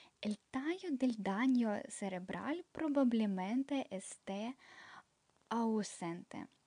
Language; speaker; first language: Spanish; non-native, fluent; Ukrainian